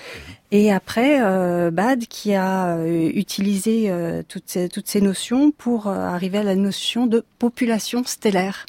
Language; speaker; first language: French; native; French